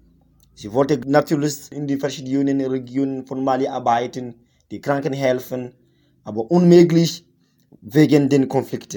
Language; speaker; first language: German; non-native, learner; French